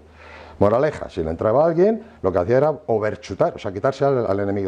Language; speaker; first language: Spanish; native; Spanish